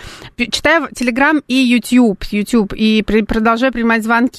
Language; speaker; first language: Russian; native; Russian